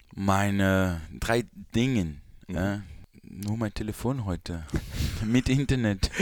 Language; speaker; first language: German; non-native, learner; Portuguese